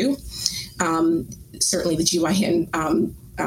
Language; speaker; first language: English; native; English